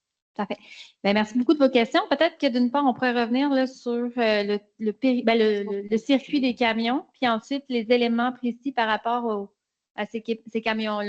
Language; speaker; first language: French; native; French